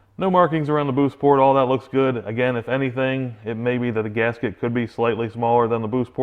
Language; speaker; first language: English; native; English